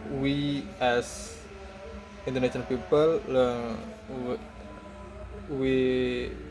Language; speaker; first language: English; non-native, learner; Indonesian